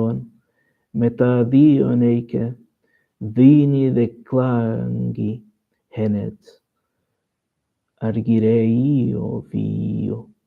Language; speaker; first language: Greek; non-native, learner; Portuguese